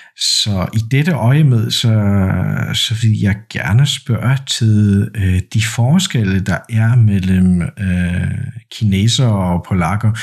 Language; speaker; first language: Danish; non-native, fluent; Polish